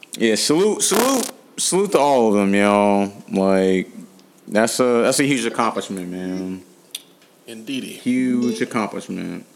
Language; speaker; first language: English; native; English